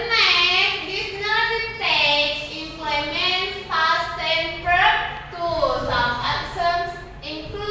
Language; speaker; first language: English; non-native, learner; Indonesian